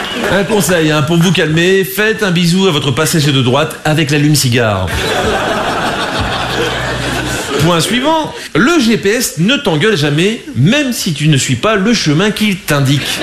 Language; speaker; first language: French; native; French